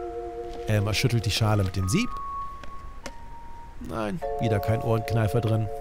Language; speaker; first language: German; native; German